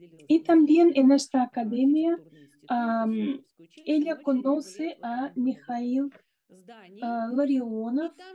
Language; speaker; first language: Spanish; non-native, fluent; Russian